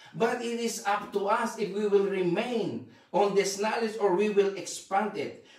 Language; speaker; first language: English; non-native, local second language; Filipino